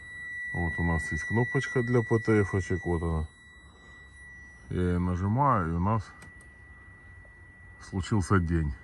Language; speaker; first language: Russian; native; Russian